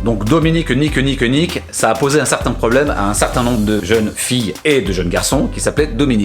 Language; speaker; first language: French; native; French